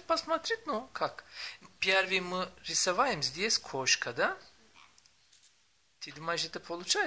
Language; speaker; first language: Russian; non-native, learner; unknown